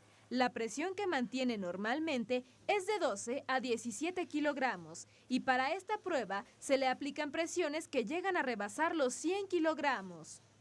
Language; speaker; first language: Spanish; native; Spanish